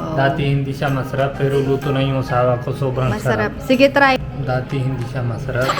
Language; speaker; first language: Filipino; non-native, learner; Punjabi